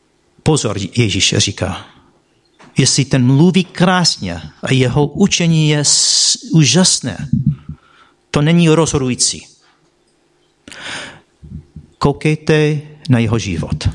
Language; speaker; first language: Czech; non-native, fluent; English